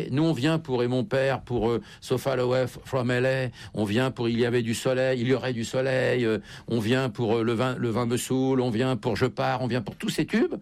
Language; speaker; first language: French; native; French